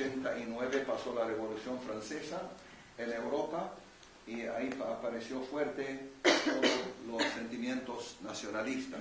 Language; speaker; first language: Spanish; non-native, fluent; Arabic